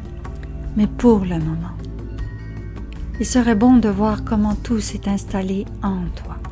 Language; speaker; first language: French; native; French